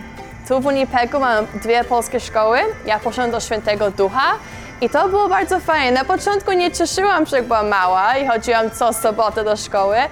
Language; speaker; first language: Polish; early bilingual, heritage; Polish